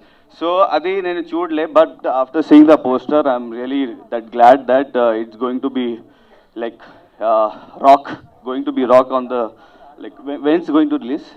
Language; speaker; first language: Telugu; non-native, local second language; Hindi